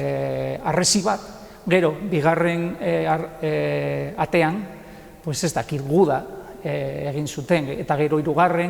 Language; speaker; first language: Basque; non-native, local second language; Spanish